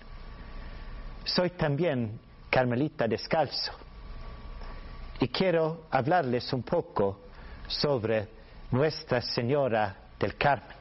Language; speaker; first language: Spanish; non-native, learner; Swedish